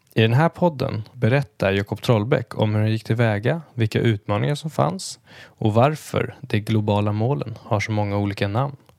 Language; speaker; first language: Swedish; native; Swedish